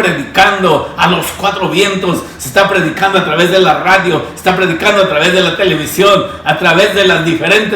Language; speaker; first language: Spanish; native; Spanish